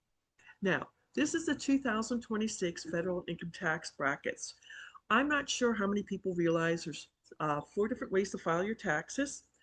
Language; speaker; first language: English; native; English